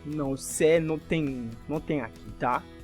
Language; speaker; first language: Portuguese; non-native, fluent; French